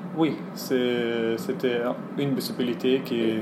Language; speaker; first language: French; non-native, learner; Arabic